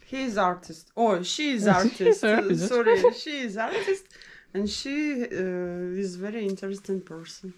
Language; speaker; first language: English; non-native, learner; Russian